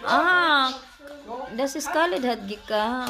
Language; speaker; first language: German; non-native, learner; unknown